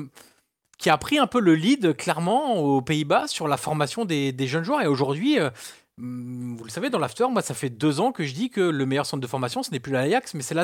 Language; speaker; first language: French; native; French